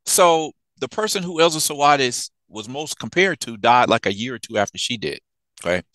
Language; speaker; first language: English; native; English